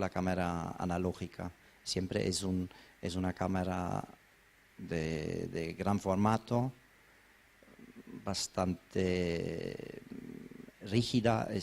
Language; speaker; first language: Spanish; non-native, fluent; German